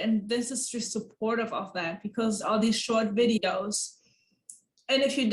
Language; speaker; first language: English; non-native, fluent; German